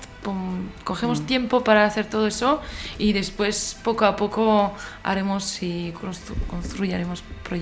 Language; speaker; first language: Spanish; non-native, fluent; French